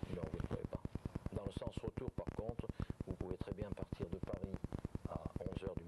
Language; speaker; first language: French; native; French